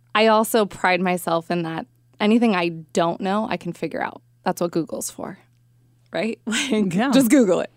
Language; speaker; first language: English; native; English